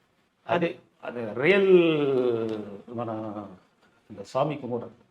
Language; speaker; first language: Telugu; non-native, local second language; Tamil